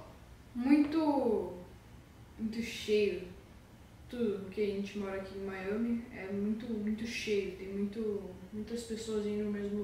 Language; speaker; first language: Portuguese; early bilingual, heritage; Portuguese